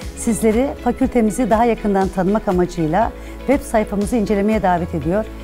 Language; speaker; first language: Turkish; native; Turkish